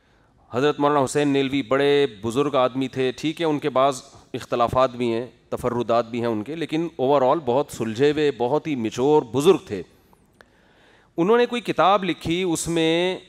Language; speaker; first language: Urdu; native; Urdu